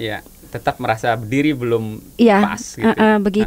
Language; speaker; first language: Indonesian; native; Indonesian